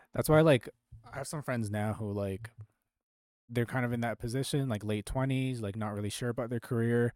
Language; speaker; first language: English; early bilingual, other home language; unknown